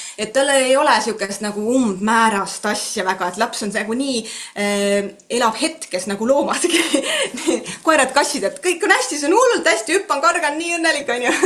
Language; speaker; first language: Estonian; native; Estonian